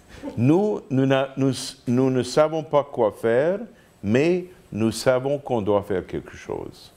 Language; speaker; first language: French; non-native, fluent; English